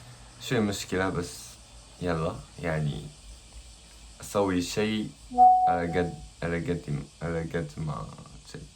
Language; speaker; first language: Arabic; non-native, learner; Japanese